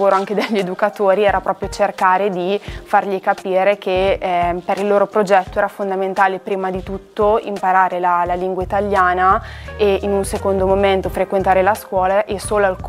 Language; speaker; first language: Italian; native; Italian